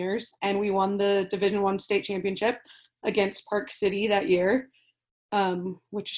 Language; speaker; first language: English; native; English